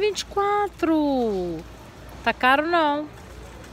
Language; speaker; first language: Portuguese; native; Portuguese